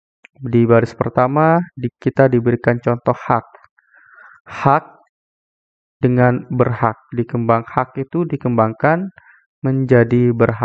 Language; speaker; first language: Indonesian; native; Indonesian